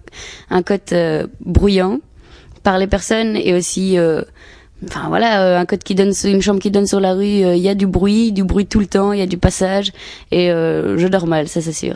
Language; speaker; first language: French; native; French